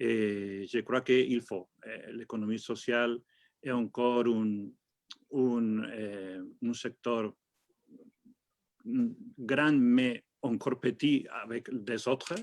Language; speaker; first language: French; non-native, fluent; Spanish